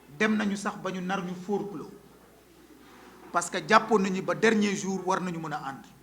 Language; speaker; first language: Wolof; native; Wolof